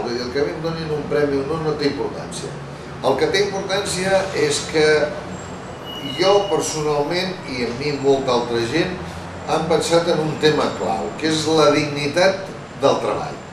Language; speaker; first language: Catalan; native; Catalan